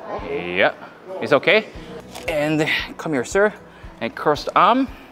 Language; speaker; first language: English; non-native, learner; Korean